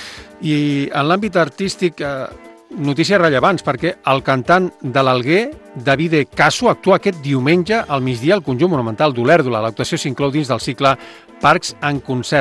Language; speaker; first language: Catalan; native; Catalan